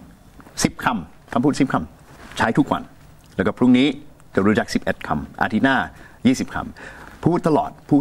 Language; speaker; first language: Thai; non-native, fluent; English